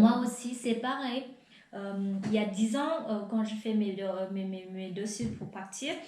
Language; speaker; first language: French; non-native, fluent; Vietnamese